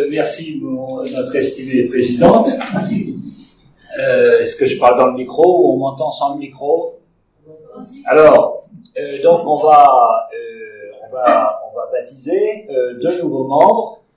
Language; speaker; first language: French; native; French